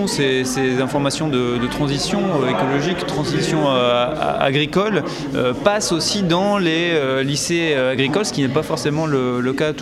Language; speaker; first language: French; native; French